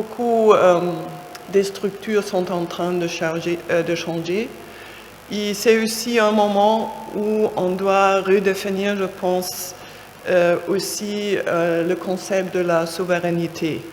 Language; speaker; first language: French; non-native, fluent; German